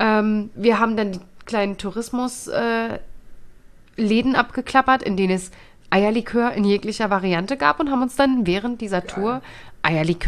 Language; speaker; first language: German; native; German